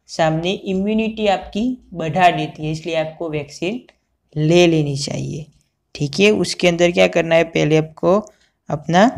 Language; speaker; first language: Hindi; non-native, local second language; Gujarati